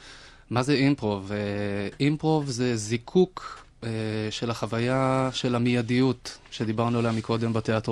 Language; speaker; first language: Hebrew; native; Hebrew